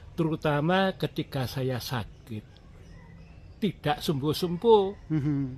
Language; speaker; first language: Indonesian; non-native, local second language; Javanese